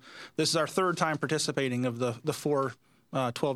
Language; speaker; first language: English; native; English